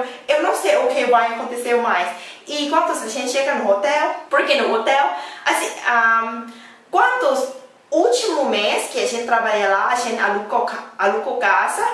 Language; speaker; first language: Portuguese; non-native, learner; Thai